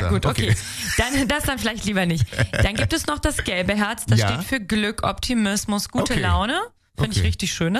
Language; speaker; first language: German; native; German